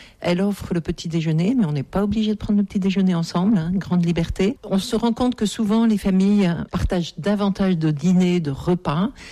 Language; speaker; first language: French; native; French